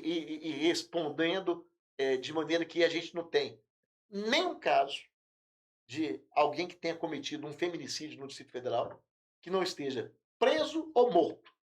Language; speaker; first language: Portuguese; native; Portuguese